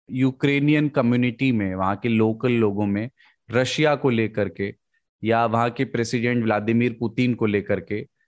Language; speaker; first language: Hindi; native; Hindi